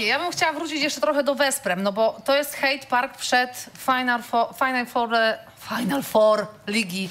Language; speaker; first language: Polish; native; Polish